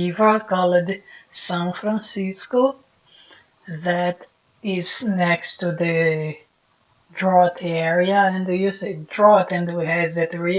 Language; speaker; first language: English; non-native, fluent; Portuguese